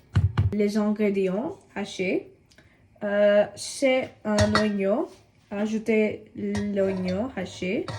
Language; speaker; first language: French; non-native, learner; Tamil